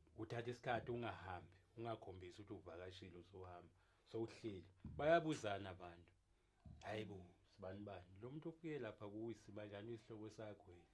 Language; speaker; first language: Zulu; native; Zulu